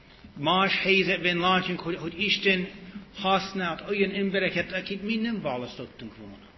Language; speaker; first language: Hungarian; early bilingual, heritage; English